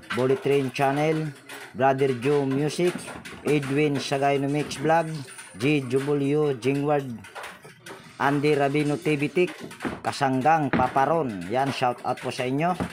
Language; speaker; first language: Filipino; native; Filipino